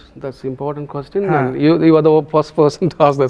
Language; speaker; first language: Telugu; non-native, local second language; Tamil